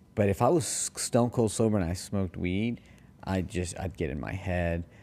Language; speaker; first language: English; early bilingual, other home language; Spanish